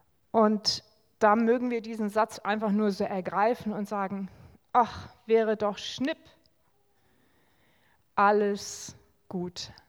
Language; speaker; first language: German; native; German